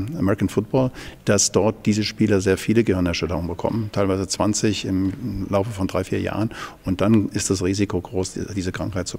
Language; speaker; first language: German; native; German